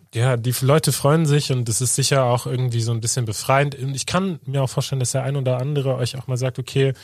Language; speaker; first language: German; native; German